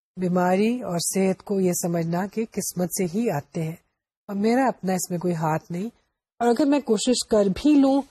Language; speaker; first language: Urdu; native; Urdu